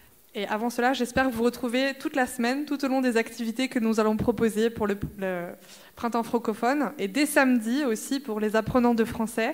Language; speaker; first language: French; native; French